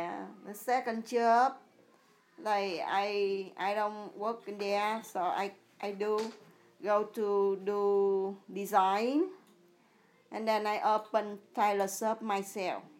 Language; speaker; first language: English; early bilingual, other home language; Vietnamese